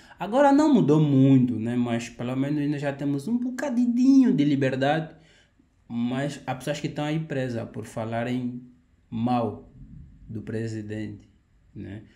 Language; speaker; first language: Portuguese; native; Portuguese